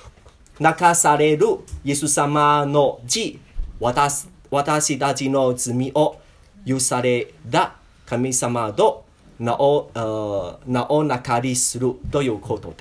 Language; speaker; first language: Japanese; non-native, learner; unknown